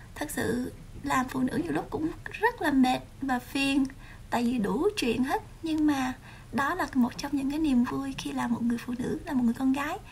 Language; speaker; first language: Vietnamese; early bilingual, other home language; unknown